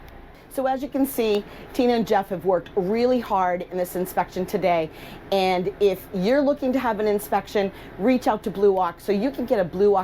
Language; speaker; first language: English; native; English